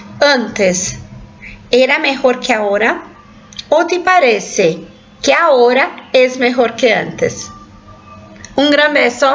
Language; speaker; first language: Spanish; non-native, fluent; Portuguese